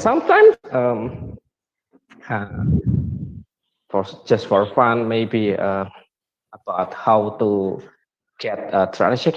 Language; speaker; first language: English; non-native, learner; Indonesian